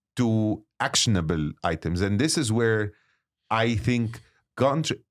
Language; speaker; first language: English; non-native, fluent; Arabic